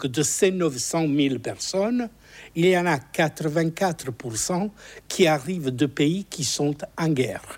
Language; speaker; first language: French; non-native, fluent; Italian